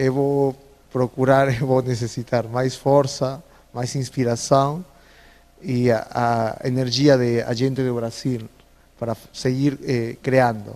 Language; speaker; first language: Portuguese; non-native, fluent; Spanish